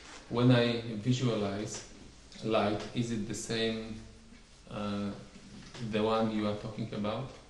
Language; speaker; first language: English; non-native, fluent; Polish